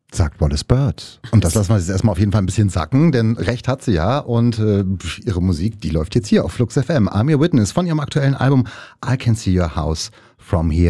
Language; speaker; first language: German; native; German